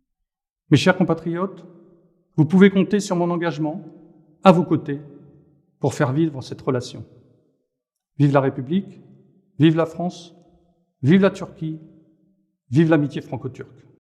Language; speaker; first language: French; native; French